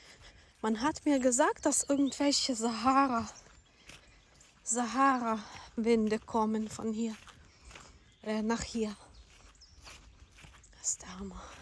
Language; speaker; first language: German; non-native, fluent; Ukrainian